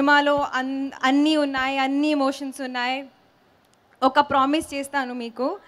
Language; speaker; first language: Telugu; non-native, fluent; Hindi